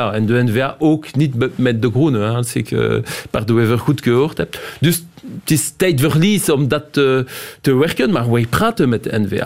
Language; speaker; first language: Dutch; non-native, local second language; French